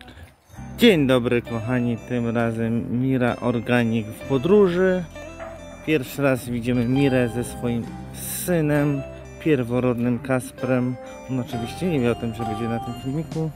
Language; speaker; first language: Polish; native; Polish